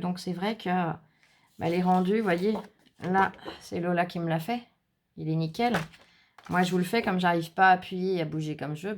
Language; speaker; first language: French; native; French